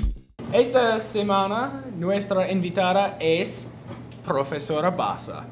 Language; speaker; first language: Spanish; non-native, learner; English